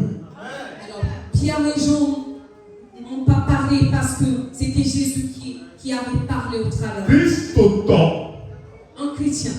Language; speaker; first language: French; non-native, local second language; Ewe